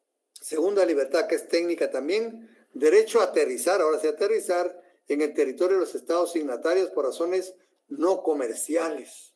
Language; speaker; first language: Spanish; native; Spanish